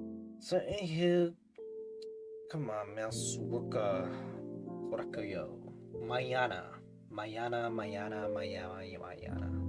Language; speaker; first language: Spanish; non-native, learner; English